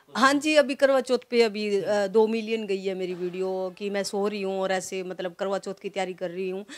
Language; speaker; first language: Hindi; non-native, local second language; Haryanvi